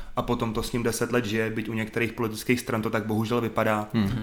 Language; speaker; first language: Czech; native; Czech